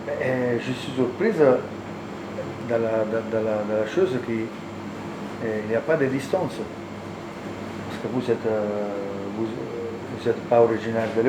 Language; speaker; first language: French; non-native, learner; Italian